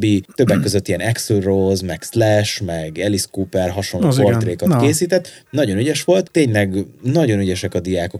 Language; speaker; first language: Hungarian; native; Hungarian